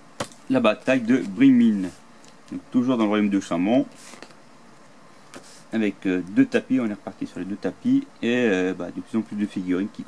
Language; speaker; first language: French; native; French